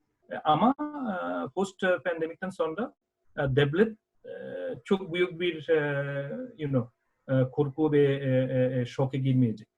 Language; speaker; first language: Turkish; non-native, fluent; Bangla